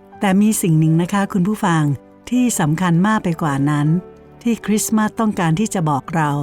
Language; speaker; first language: Thai; native; Thai